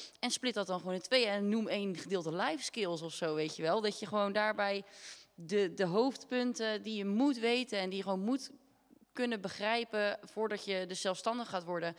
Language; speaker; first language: Dutch; native; Dutch